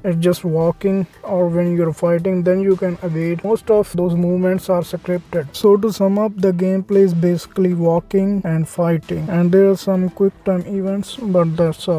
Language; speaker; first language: English; non-native, fluent; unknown